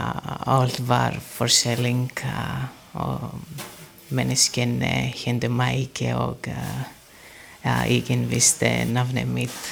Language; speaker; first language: Norwegian; non-native, learner; Greek